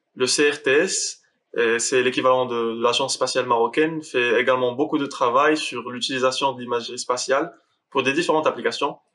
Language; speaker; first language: French; non-native, local second language; Arabic